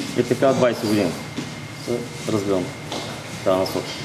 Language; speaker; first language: Bulgarian; native; Bulgarian